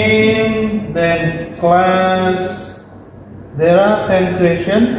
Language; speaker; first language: English; non-native, fluent; Indonesian